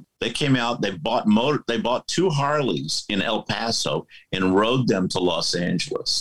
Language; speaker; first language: English; native; English